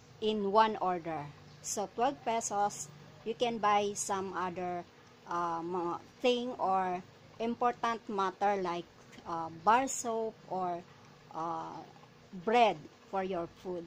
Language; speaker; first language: English; non-native, local second language; Filipino